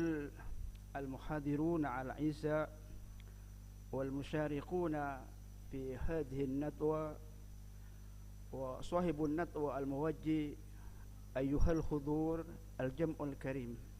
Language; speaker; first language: Arabic; non-native, fluent; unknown